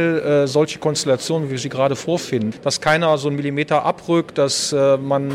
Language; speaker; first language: German; native; German